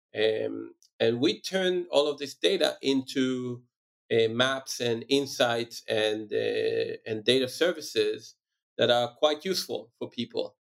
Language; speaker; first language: English; non-native, fluent; Hebrew